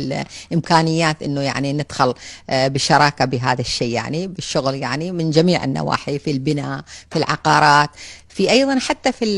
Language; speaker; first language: Arabic; native; Arabic